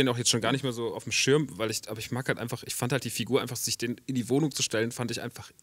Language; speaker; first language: German; native; German